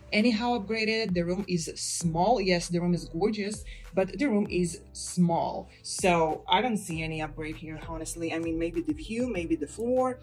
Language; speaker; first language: English; non-native, fluent; Hebrew